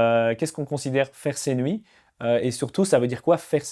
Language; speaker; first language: French; native; French